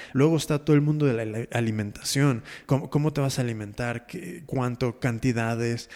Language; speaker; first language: Spanish; native; Spanish